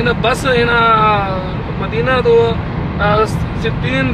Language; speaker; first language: Arabic; non-native, learner; Urdu